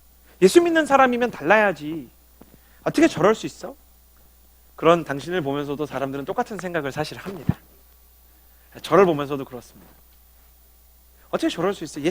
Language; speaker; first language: Korean; native; Korean